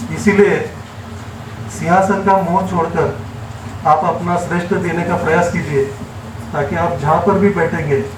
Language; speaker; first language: Hindi; non-native, local second language; Marathi